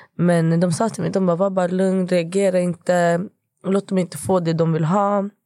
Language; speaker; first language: Swedish; early bilingual, other home language; Kurdish